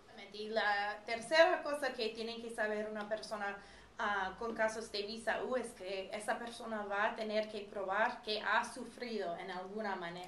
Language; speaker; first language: Spanish; non-native, fluent; English